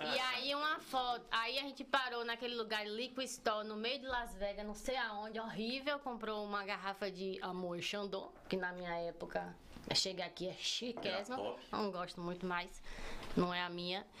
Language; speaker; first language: Portuguese; native; Portuguese